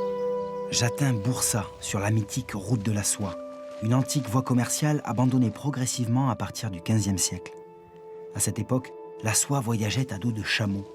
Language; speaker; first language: French; native; French